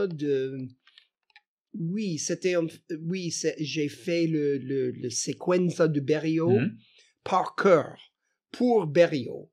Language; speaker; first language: French; non-native, fluent; English